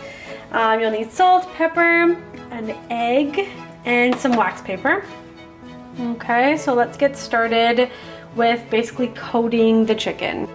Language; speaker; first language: English; native; English